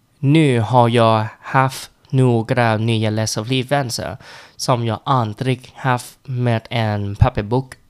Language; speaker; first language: Swedish; non-native, learner; Vietnamese